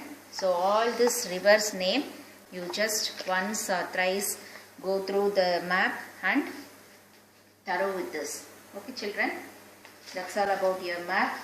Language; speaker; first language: English; non-native, local second language; Tamil